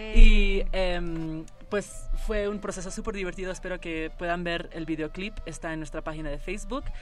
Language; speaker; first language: Spanish; early bilingual, heritage; Spanish